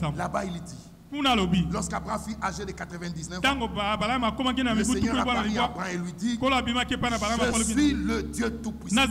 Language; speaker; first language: French; non-native, local second language; Lingala